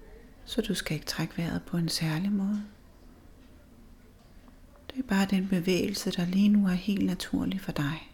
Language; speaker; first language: Danish; native; Danish